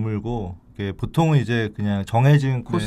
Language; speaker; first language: Korean; native; Korean